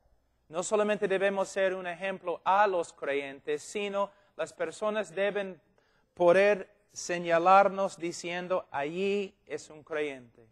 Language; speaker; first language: Spanish; non-native, fluent; English